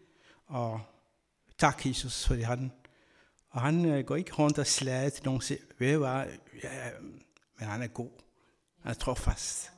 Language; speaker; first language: Danish; non-native, learner; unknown